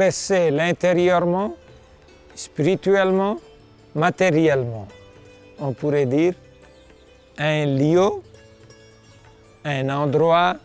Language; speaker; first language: French; non-native, fluent; Nepali